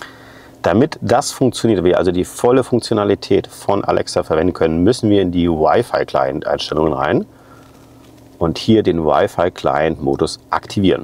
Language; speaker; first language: German; native; German